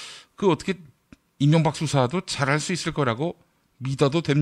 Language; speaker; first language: Korean; native; Korean